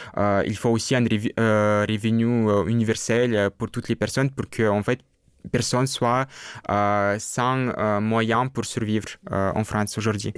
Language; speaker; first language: French; non-native, fluent; Russian